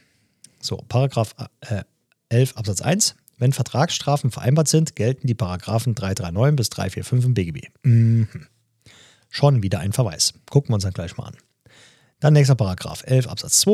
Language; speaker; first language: German; native; German